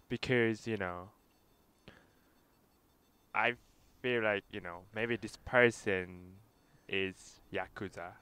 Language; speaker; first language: English; non-native, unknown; Japanese